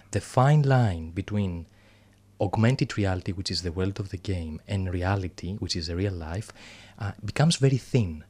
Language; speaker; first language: English; non-native, fluent; Greek